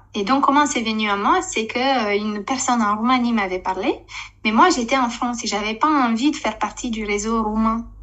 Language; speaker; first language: French; non-native, fluent; Romanian